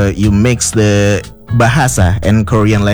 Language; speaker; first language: English; non-native, fluent; Indonesian